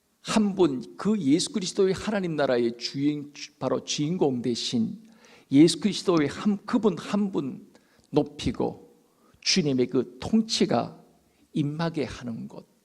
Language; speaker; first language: Korean; native; Korean